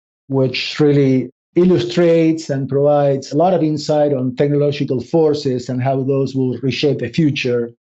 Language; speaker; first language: English; non-native, fluent; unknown